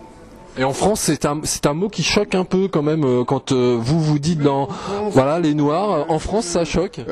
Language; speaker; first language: French; native; French